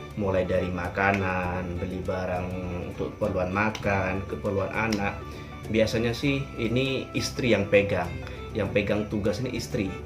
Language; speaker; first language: Indonesian; native; Indonesian